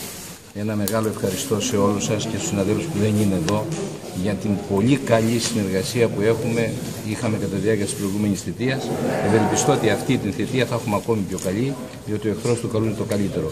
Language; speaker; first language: Greek; native; Greek